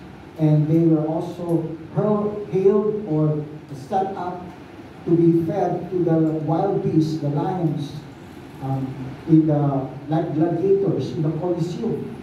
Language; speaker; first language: English; non-native, local second language; Filipino